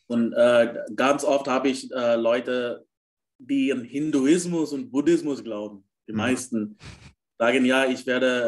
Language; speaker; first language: German; non-native, fluent; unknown